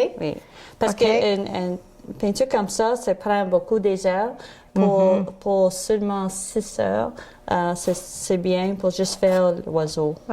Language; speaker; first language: French; non-native, learner; English